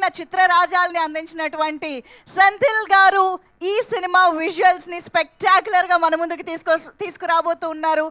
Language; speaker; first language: Telugu; native; Telugu